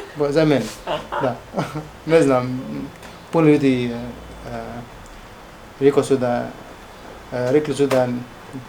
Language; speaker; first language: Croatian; non-native, learner; Arabic